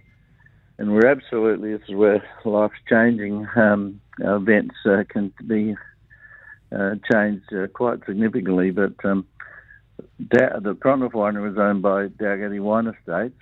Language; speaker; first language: English; native; English